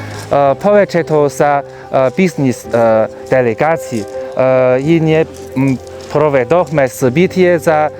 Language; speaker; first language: Bulgarian; non-native, fluent; Chinese